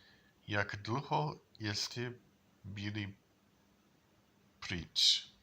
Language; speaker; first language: Czech; non-native, learner; English